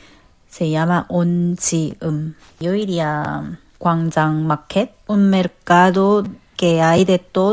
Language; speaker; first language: Spanish; non-native, fluent; Korean